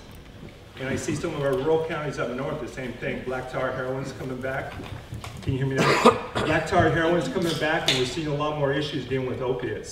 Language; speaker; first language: English; native; English